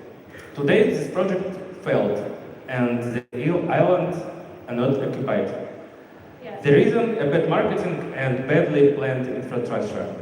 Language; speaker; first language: English; non-native, learner; Russian